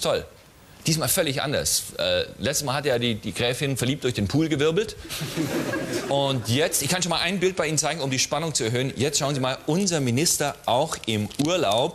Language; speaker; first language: German; native; German